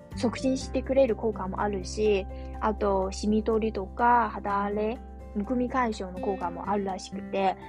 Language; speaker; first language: Japanese; non-native, fluent; Chinese